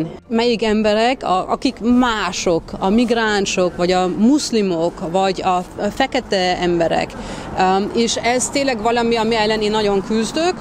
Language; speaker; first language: Hungarian; early bilingual, heritage; Hungarian